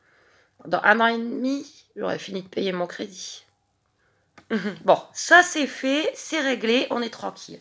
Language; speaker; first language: French; native; French